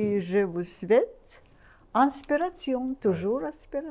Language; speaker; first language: French; non-native, learner; Russian